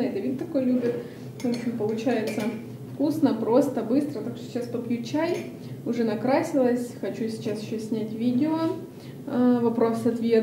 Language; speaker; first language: Russian; native; Russian